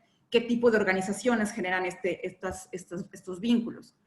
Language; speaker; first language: Spanish; native; Spanish